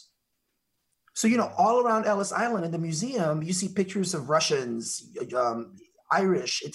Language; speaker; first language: English; native; English